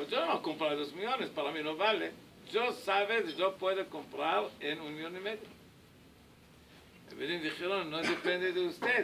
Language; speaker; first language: Spanish; non-native, learner; Hebrew